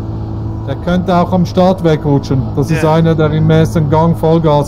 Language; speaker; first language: German; native; German